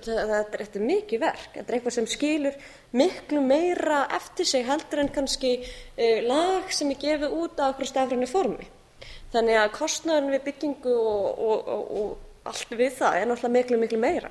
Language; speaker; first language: Icelandic; native; Icelandic